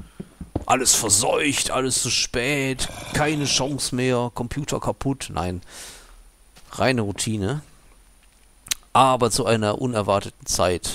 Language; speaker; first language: German; native; German